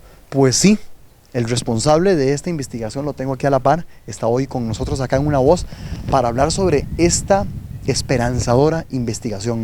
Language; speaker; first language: Spanish; native; Spanish